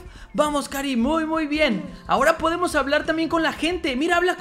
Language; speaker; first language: Spanish; native; Spanish